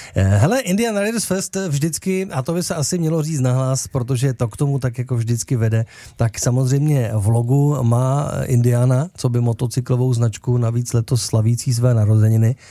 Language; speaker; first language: Czech; native; Czech